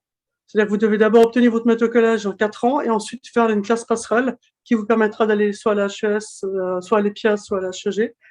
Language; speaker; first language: French; native; French